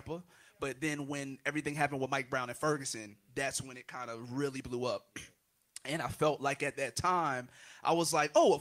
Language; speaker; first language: English; native; English